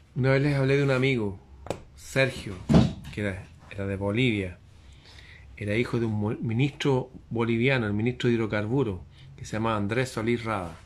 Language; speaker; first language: Spanish; native; Spanish